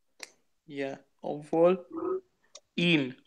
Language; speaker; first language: German; non-native, learner; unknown